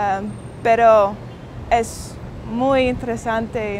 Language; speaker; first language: Spanish; non-native, learner; Dutch